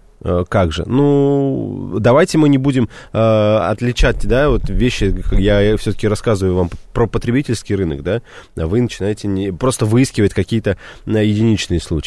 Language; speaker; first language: Russian; native; Russian